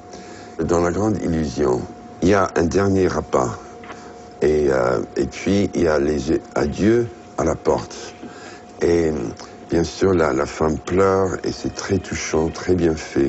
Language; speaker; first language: French; non-native, fluent; English